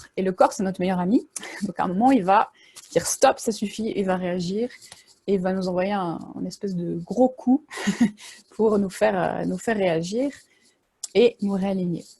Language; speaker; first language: French; native; French